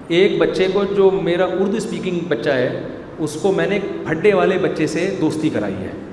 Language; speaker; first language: Urdu; native; Urdu